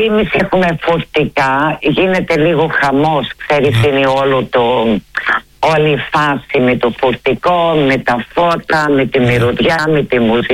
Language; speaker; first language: Greek; early bilingual, heritage; Greek